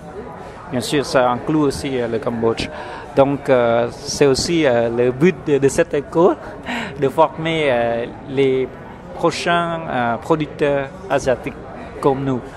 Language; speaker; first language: French; non-native, fluent; Khmer